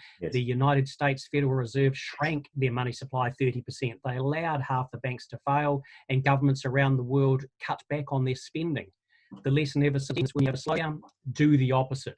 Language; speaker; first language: English; native; English